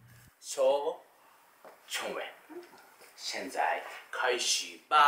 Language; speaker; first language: Chinese; non-native, learner; Japanese